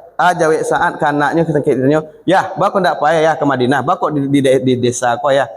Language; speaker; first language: Malay; non-native, local second language; Minangkabau